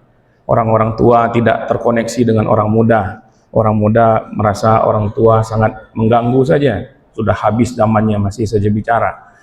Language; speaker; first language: Indonesian; native; Indonesian